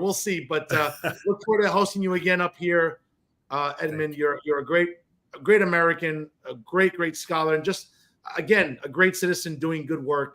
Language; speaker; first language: English; native; English